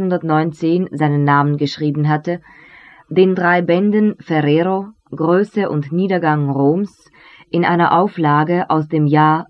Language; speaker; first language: German; native; German